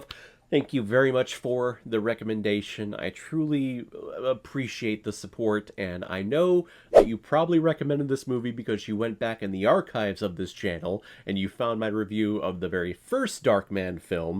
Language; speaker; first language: English; native; English